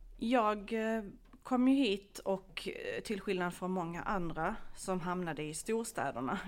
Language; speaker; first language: Swedish; early bilingual, other home language; Bosnian